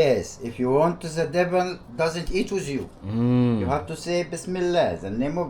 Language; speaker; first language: English; non-native, learner; Arabic